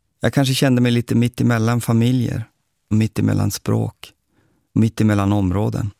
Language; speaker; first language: Swedish; native; Swedish